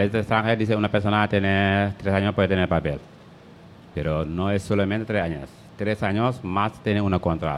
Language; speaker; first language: Spanish; non-native, learner; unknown